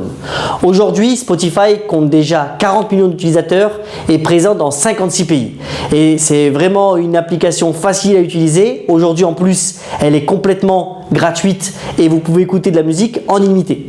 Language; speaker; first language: French; native; French